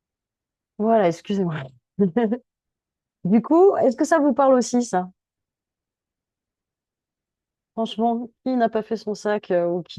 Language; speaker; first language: French; native; French